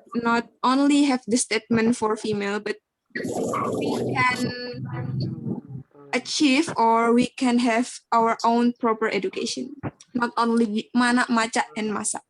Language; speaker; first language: English; non-native, learner; Indonesian